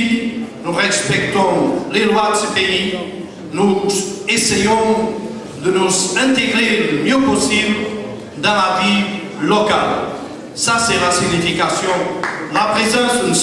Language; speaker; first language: French; non-native, fluent; Portuguese